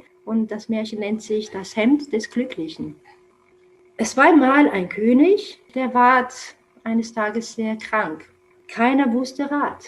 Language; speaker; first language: German; non-native, fluent; Romanian